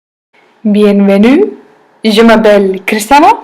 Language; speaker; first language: French; non-native, learner; Icelandic